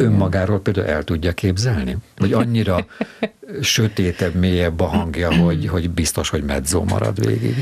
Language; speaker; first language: Hungarian; native; Hungarian